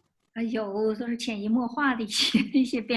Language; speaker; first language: Chinese; native; Chinese